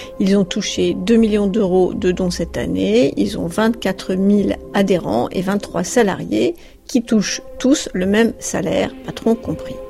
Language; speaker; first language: French; native; French